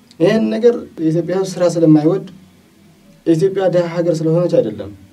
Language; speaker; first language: Amharic; non-native, local second language; Tigrinya